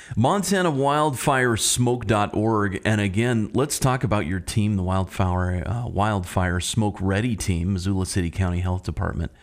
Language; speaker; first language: English; native; English